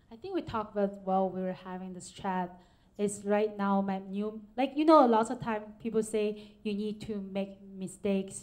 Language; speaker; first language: English; non-native, fluent; Chinese